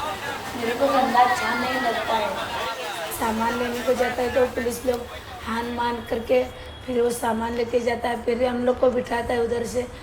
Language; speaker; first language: Hindi; non-native, local second language; Marathi